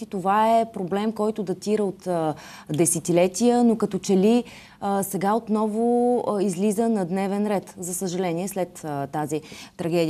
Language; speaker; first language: Bulgarian; native; Bulgarian